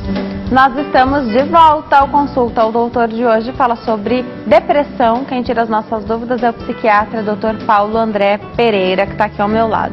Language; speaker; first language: Portuguese; native; Portuguese